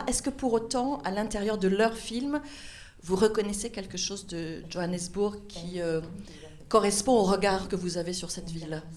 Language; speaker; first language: French; native; French